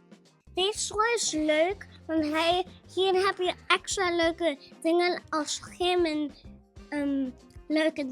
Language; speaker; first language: Dutch; early bilingual, other home language; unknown